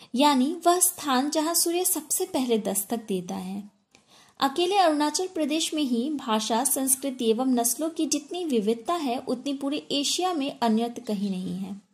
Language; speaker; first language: Hindi; native; Hindi